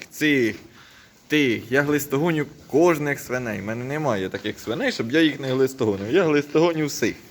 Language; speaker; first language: Ukrainian; native; Ukrainian